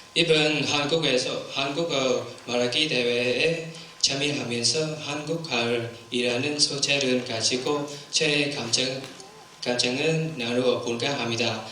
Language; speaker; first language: Korean; non-native, learner; Vietnamese